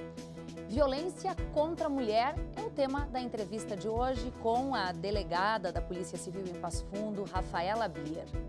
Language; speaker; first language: Portuguese; native; Portuguese